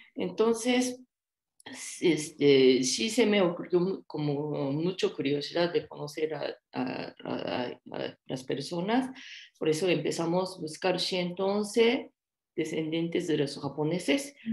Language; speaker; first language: Spanish; non-native, fluent; Japanese